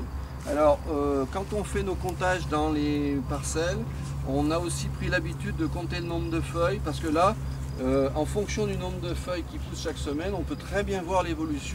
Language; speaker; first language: French; native; French